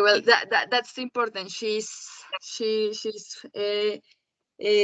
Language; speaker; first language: English; non-native, learner; Spanish